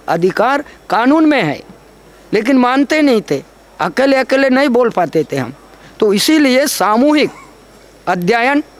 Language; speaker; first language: Hindi; non-native, local second language; Gondi